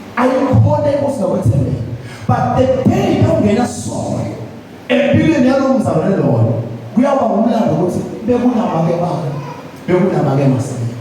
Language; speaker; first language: Zulu; non-native, local second language; Swati